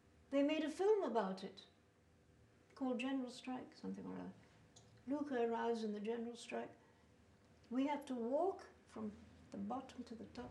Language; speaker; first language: English; native; English